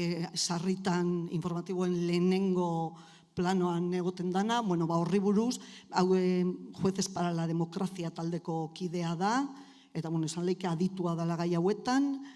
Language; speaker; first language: Basque; native; Basque